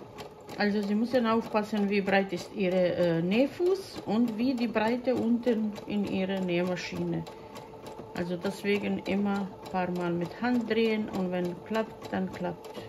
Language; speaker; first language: German; non-native, fluent; Croatian